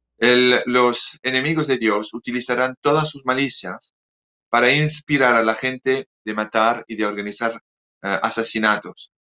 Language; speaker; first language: Spanish; non-native, fluent; French